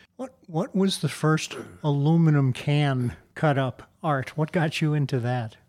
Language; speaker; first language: English; native; English